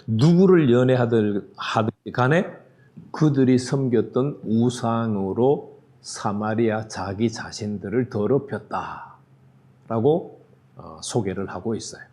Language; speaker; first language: Korean; native; Korean